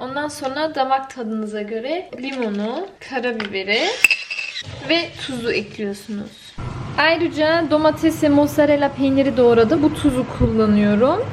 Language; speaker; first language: Turkish; early bilingual, heritage; Turkish